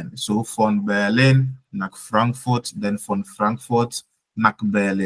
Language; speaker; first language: German; non-native, learner; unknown